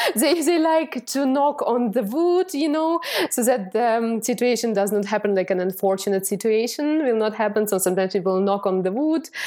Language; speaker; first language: English; non-native, fluent; Ukrainian